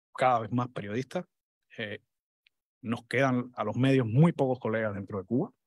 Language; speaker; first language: Spanish; native; Spanish